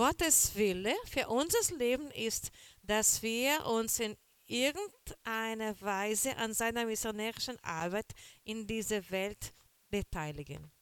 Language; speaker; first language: German; non-native, fluent; Portuguese